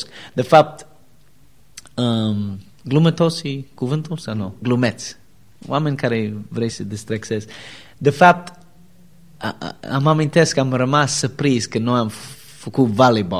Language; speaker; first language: Romanian; non-native, learner; English